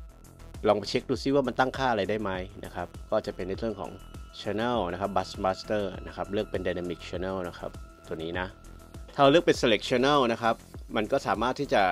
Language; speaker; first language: Thai; native; Thai